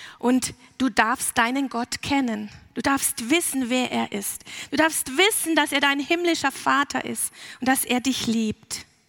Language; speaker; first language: German; early bilingual, heritage; German